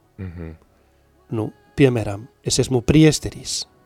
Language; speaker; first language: Latvian; non-native, learner; Spanish